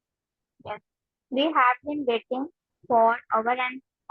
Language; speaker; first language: English; non-native, learner; Urdu